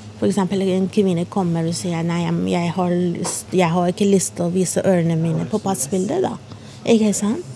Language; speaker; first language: Norwegian; non-native, fluent; Persian